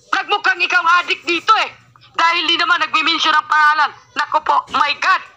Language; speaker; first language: Filipino; non-native, local second language; Cebuano